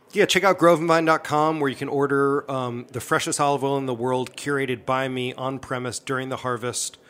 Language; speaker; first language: English; native; English